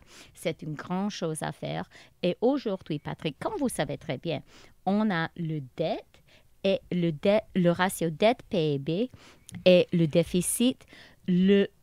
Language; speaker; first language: French; non-native, local second language; English